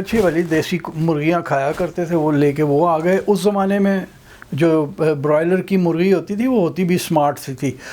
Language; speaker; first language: Urdu; non-native, local second language; Punjabi